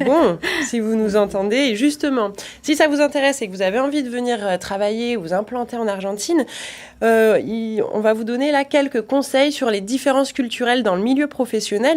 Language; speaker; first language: French; native; French